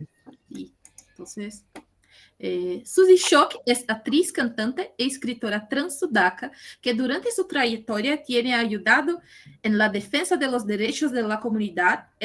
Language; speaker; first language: Spanish; non-native, learner; Portuguese